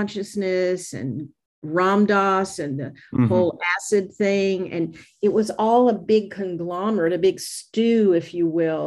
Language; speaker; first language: English; native; English